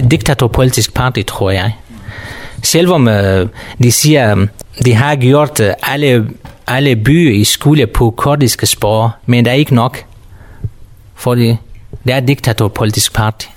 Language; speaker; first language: Danish; non-native, learner; Kurdish